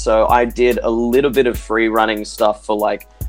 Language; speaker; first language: English; native; English